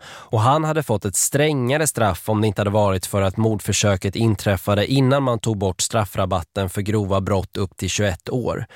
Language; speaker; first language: Swedish; native; Swedish